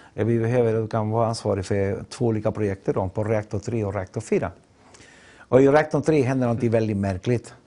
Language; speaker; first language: Swedish; non-native, fluent; Spanish